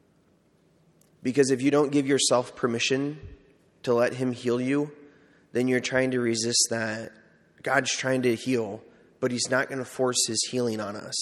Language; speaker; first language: English; native; English